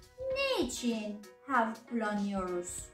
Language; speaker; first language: Turkish; non-native, learner; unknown